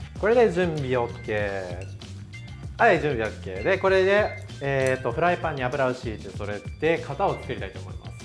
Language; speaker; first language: Japanese; non-native, fluent; Filipino